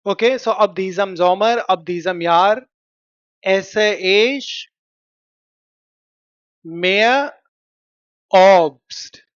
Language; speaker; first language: German; non-native, fluent; Hindi